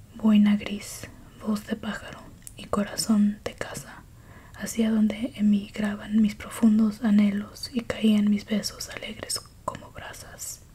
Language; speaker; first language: Spanish; early bilingual, heritage; Spanish